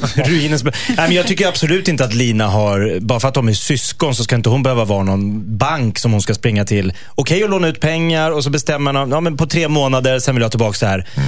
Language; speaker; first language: Swedish; native; Swedish